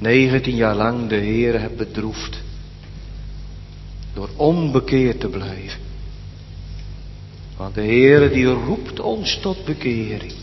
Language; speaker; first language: Dutch; native; Dutch